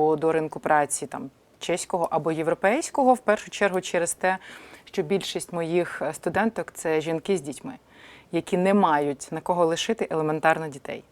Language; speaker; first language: Ukrainian; native; Ukrainian